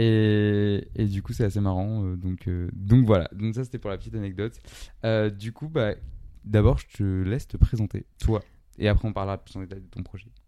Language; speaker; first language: French; native; French